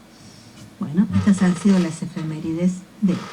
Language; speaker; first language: Spanish; native; Spanish